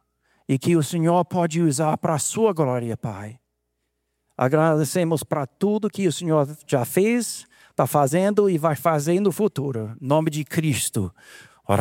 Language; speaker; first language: Portuguese; non-native, fluent; English